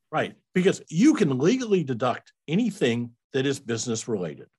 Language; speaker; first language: English; native; English